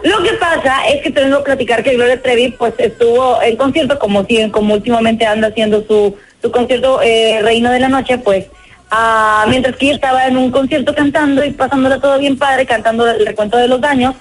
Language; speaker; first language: Spanish; native; Spanish